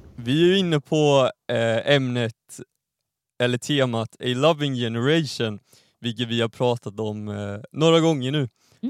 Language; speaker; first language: Swedish; native; Swedish